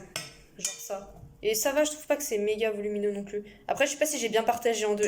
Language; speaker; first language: French; native; French